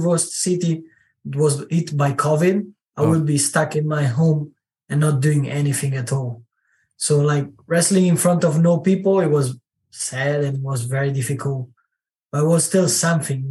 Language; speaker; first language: English; non-native, learner; Italian